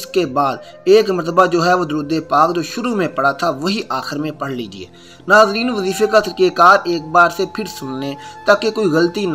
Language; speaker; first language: Urdu; native; Urdu